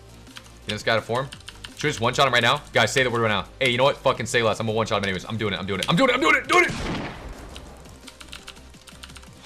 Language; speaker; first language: English; native; English